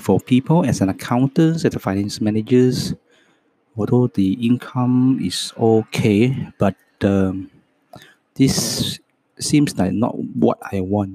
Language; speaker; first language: English; non-native, local second language; Cantonese